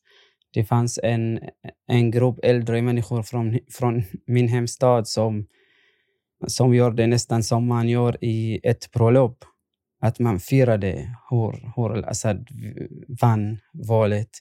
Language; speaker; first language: Swedish; non-native, fluent; Arabic